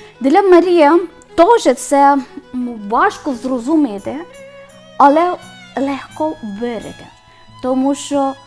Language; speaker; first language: Ukrainian; non-native, learner; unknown